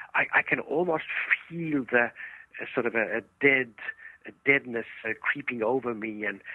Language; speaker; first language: English; early bilingual, other home language; Estonian